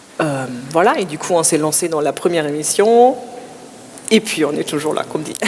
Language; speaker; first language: French; non-native, fluent; German